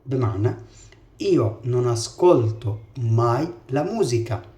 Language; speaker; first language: Italian; non-native, fluent; Arabic